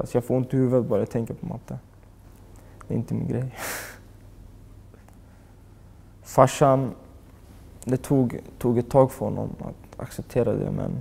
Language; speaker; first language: Swedish; early bilingual, other home language; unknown